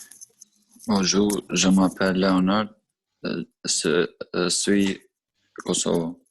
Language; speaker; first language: French; non-native, learner; Albanian